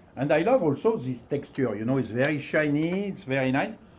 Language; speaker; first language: English; non-native, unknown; French